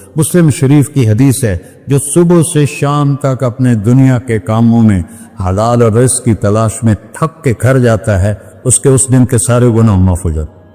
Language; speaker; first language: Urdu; non-native, local second language; Punjabi